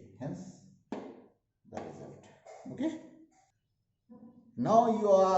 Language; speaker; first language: English; non-native, local second language; Hindi